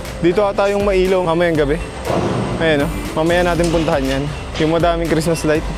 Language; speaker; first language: Filipino; native; Filipino